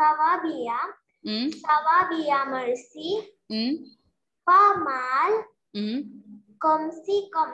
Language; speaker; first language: French; non-native, learner; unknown